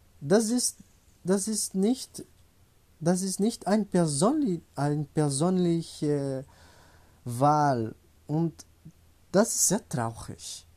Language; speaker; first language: German; non-native, learner; Portuguese